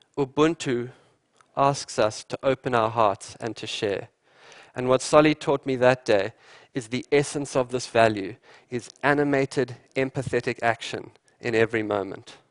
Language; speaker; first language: English; native; English